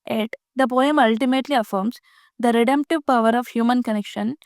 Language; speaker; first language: English; non-native, local second language; Telugu